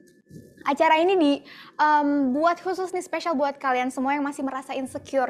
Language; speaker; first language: Indonesian; native; Indonesian